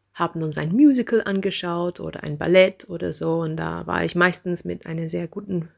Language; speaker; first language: German; non-native, fluent; English